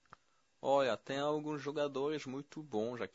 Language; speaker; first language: Portuguese; non-native, fluent; French